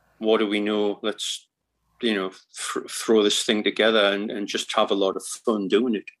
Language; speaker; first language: English; native; English